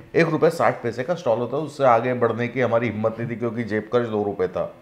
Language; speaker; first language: Hindi; native; Hindi